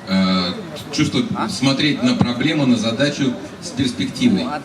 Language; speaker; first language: Russian; native; Russian